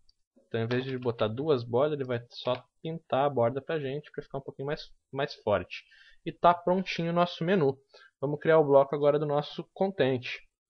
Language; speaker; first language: Portuguese; native; Portuguese